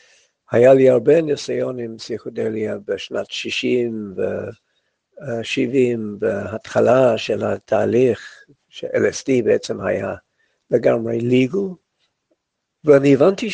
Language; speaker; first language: Hebrew; non-native, fluent; English